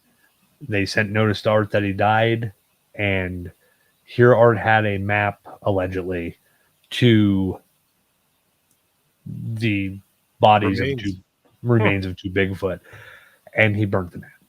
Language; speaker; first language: English; native; English